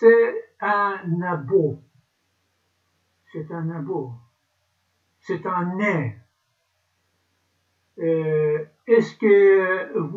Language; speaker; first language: French; non-native, learner; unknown